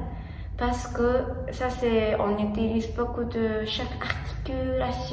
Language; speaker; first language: French; non-native, learner; Japanese